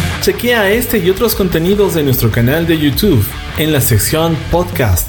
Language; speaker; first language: Spanish; native; Spanish